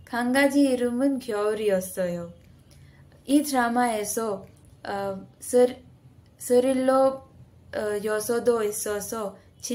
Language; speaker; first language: Korean; non-native, learner; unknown